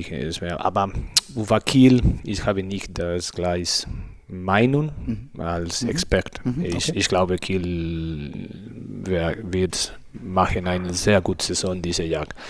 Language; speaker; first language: German; non-native, learner; Spanish